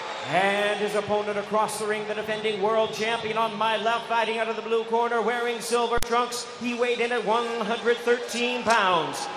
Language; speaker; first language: English; native; English